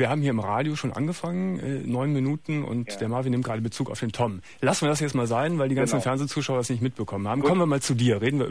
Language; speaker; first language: German; native; German